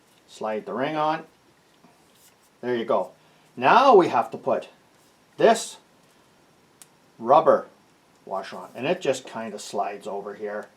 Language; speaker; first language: English; native; English